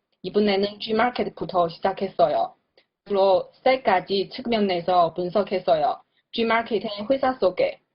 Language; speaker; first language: Korean; non-native, fluent; Chinese